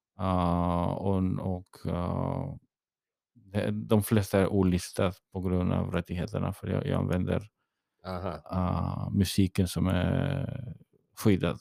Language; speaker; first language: Swedish; early bilingual, heritage; English